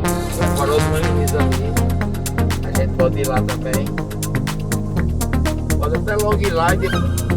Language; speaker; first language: Portuguese; native; Portuguese